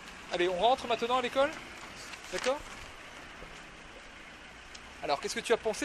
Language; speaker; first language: French; native; French